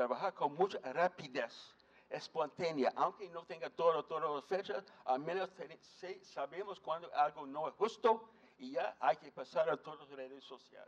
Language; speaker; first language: Spanish; non-native, fluent; English